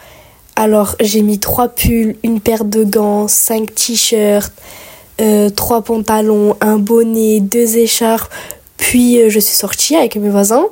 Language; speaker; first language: French; early bilingual, other home language; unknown